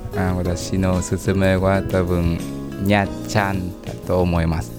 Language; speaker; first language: Japanese; non-native, learner; Vietnamese